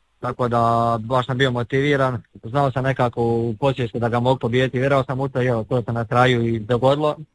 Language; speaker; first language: Croatian; native; Croatian